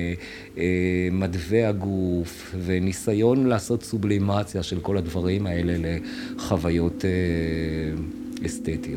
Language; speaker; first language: Hebrew; native; Hebrew